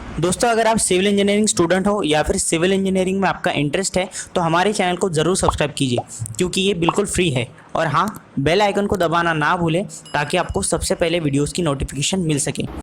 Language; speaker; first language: Hindi; non-native, local second language; Marathi